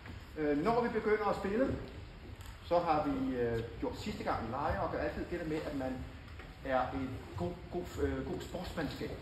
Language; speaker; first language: Danish; native; Danish